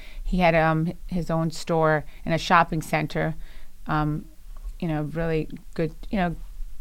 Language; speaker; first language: English; early bilingual, other home language; Italian